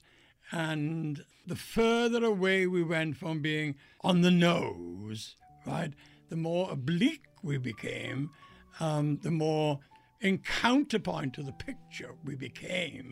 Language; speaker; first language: English; native; English